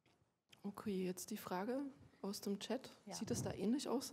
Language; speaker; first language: German; native; German